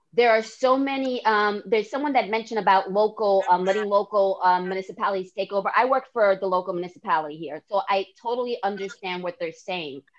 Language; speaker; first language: English; native; English